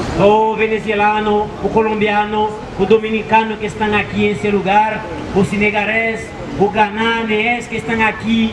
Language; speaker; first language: Portuguese; non-native, learner; Haitian Creole